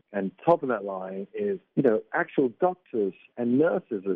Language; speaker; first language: English; native; English